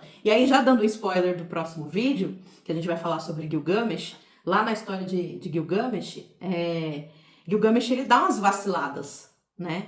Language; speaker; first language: Portuguese; native; Portuguese